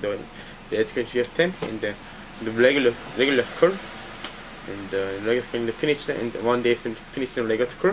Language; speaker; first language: English; non-native, learner; Korean